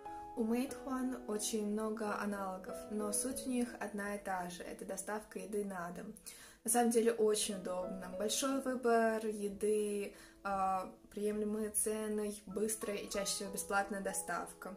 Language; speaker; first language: Russian; native; Russian